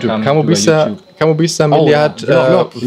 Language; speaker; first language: Indonesian; non-native, learner; German